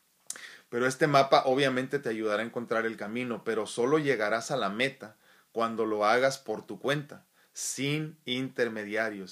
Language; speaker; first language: Spanish; native; Spanish